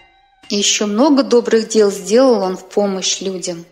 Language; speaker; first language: Russian; native; Russian